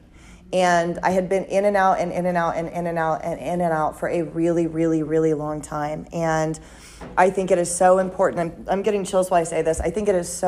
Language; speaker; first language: English; native; English